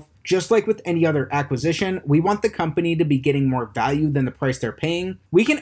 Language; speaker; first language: English; native; English